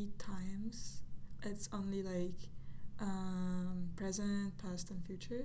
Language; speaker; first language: English; non-native, fluent; Russian